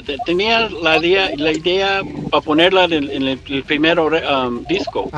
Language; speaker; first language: Spanish; early bilingual, heritage; English